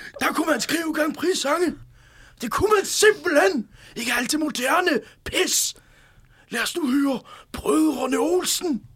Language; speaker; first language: Danish; native; Danish